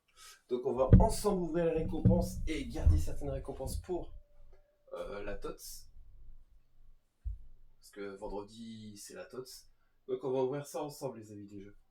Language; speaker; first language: French; native; French